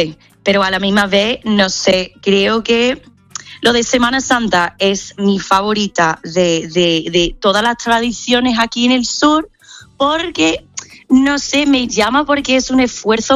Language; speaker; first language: Spanish; non-native, fluent; English